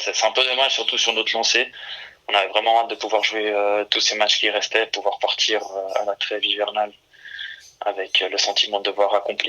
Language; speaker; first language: French; early bilingual, other home language; Portuguese